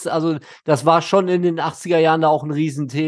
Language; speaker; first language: German; native; German